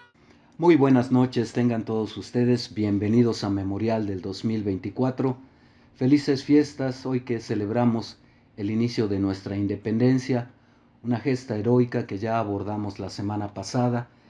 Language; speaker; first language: Spanish; native; Spanish